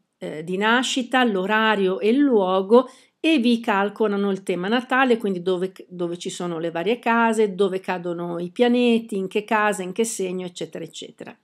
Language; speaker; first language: Italian; native; Italian